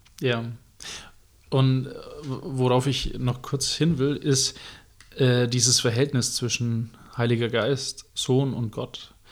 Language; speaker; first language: German; native; German